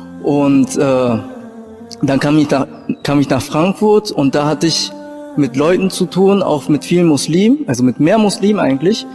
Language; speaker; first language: German; early bilingual, other home language; Japanese